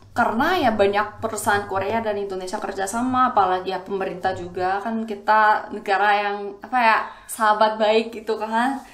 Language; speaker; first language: Indonesian; non-native, fluent; Korean